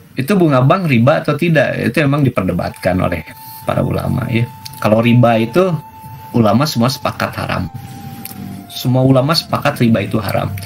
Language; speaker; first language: Indonesian; non-native, local second language; Sundanese